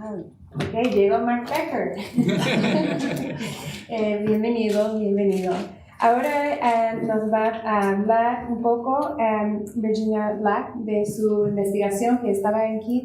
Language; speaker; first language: Spanish; non-native, fluent; English